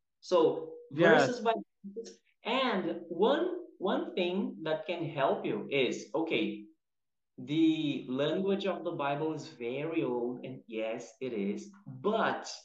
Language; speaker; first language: English; non-native, fluent; Portuguese